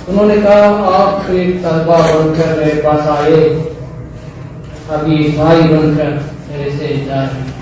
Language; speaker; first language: Hindi; non-native, local second language; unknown